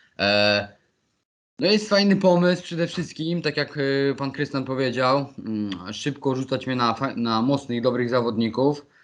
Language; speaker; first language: Polish; native; Polish